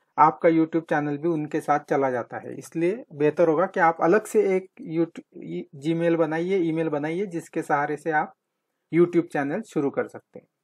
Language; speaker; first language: Hindi; non-native, local second language; Marathi